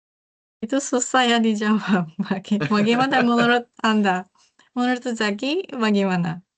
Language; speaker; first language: Indonesian; non-native, learner; Japanese